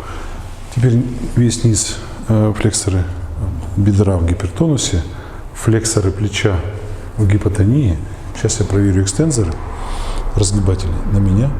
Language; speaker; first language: Russian; native; Russian